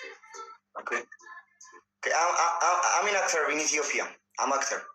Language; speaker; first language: English; non-native, learner; Amharic